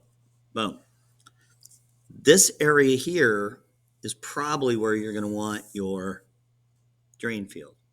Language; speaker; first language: English; native; English